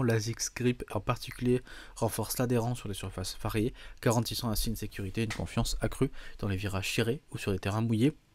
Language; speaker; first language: French; native; French